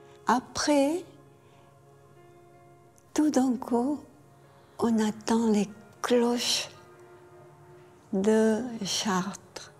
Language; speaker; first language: French; non-native, fluent; Korean